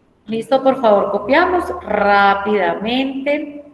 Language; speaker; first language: Spanish; native; Spanish